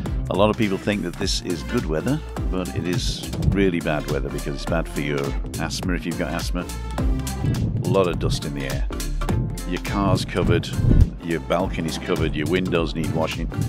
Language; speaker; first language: English; native; English